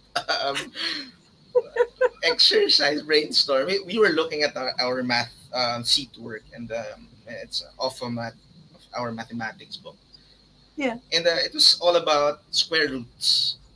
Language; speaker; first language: English; non-native, local second language; Filipino